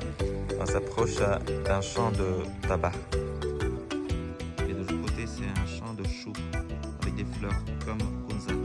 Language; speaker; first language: French; non-native, fluent; Vietnamese